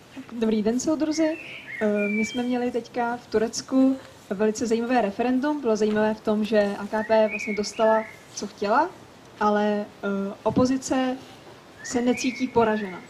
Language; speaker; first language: Czech; native; Czech